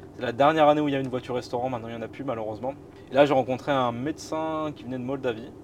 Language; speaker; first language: French; native; French